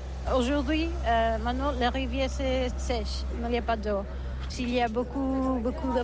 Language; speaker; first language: French; non-native, learner; Catalan